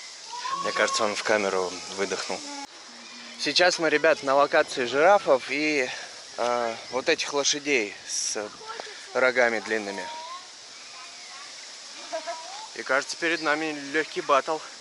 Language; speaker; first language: Russian; native; Russian